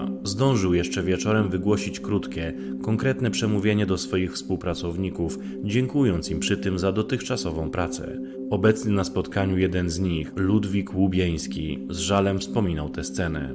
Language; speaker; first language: Polish; native; Polish